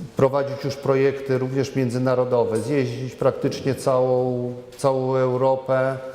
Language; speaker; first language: Polish; native; Polish